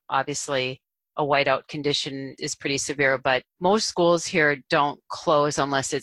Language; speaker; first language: English; native; English